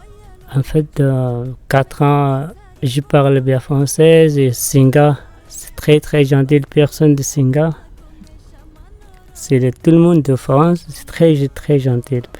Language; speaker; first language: French; non-native, learner; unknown